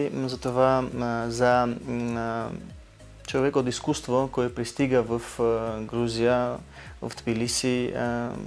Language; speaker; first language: Bulgarian; non-native, learner; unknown